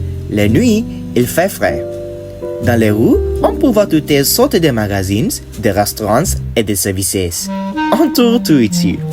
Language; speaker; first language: French; non-native, learner; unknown